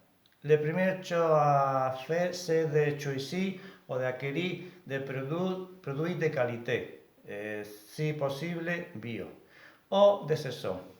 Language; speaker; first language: French; non-native, learner; Spanish